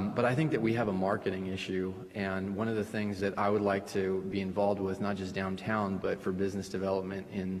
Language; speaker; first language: English; early bilingual, other home language; Spanish